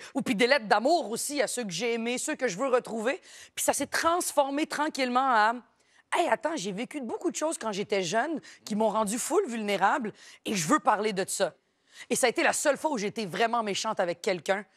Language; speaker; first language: French; native; French